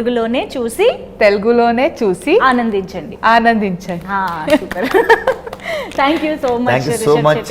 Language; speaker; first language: Telugu; native; Telugu